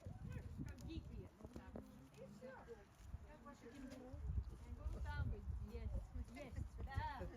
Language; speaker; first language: Russian; non-native, local second language; Latvian